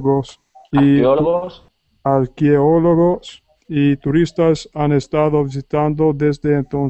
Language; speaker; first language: Spanish; non-native, learner; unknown